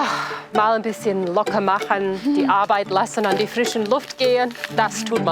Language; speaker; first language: German; native; German